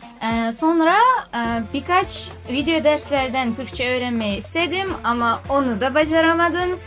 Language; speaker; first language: Turkish; non-native, learner; Uzbek